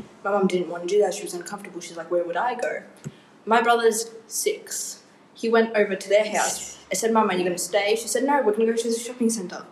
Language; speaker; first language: English; native; English